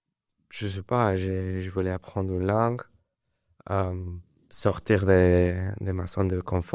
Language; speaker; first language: French; non-native, learner; Spanish